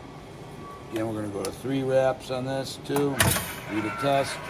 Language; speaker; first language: English; native; English